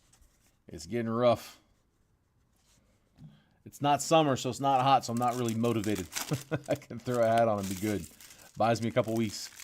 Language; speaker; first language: English; native; English